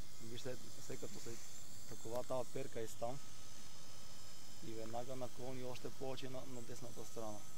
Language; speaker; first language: Bulgarian; native; Bulgarian